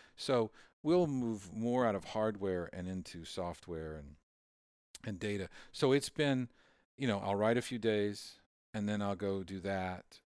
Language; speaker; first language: English; native; English